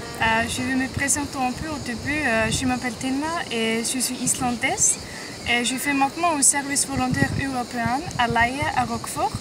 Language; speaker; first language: French; non-native, learner; Icelandic